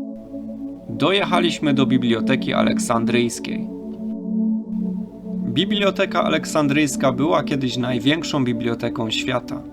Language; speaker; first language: Polish; native; Polish